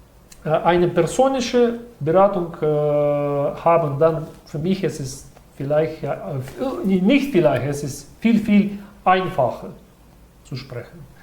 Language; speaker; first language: German; non-native, learner; Russian